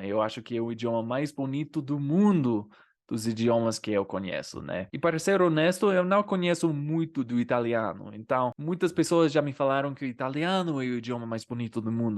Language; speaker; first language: Portuguese; non-native, fluent; English